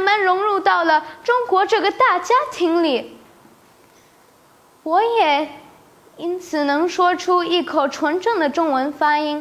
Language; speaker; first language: Chinese; early bilingual, other home language; Urdu